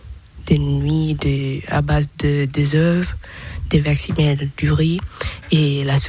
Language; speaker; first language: French; non-native, learner; Thai